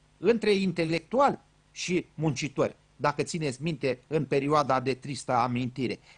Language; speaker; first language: Romanian; native; Romanian